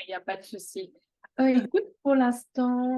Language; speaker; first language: French; native; French